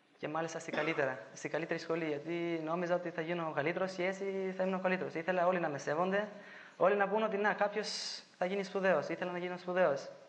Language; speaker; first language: Greek; non-native, fluent; Albanian